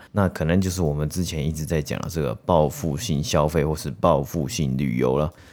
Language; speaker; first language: Chinese; native; Chinese